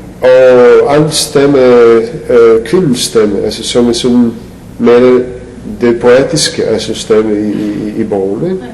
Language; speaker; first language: Danish; non-native, fluent; Serbian